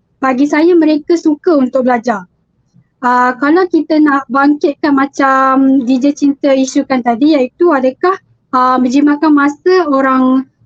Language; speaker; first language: Malay; native; Malay